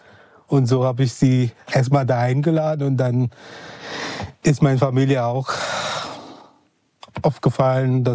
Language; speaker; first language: German; non-native, fluent; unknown